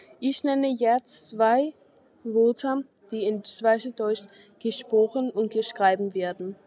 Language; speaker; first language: German; non-native, learner; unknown